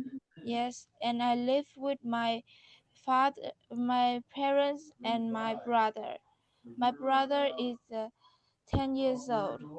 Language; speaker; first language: English; non-native, learner; Vietnamese